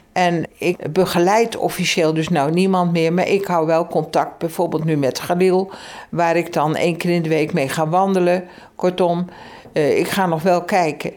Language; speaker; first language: Dutch; native; Dutch